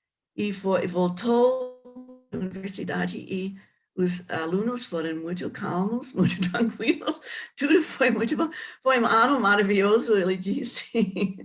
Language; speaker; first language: Portuguese; non-native, learner; English